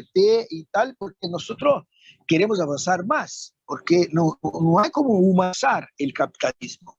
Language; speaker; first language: Spanish; non-native, fluent; Portuguese